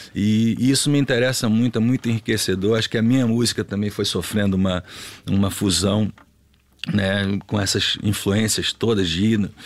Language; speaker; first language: Portuguese; native; Portuguese